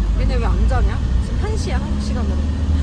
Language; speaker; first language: Korean; native; Korean